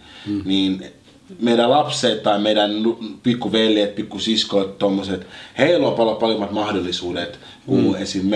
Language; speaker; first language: Finnish; early bilingual, other home language; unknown